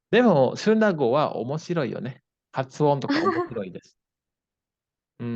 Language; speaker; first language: Japanese; non-native, fluent; Indonesian